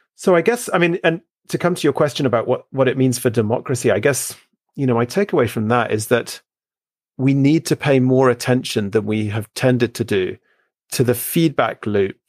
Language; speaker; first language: English; native; English